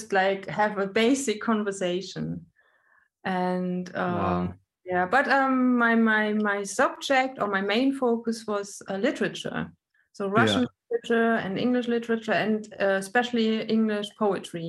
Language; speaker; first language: English; non-native, fluent; German